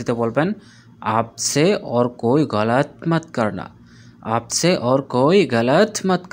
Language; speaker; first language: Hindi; non-native, learner; Bangla